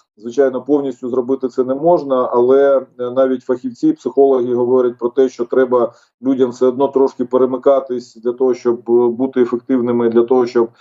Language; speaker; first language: Ukrainian; native; Ukrainian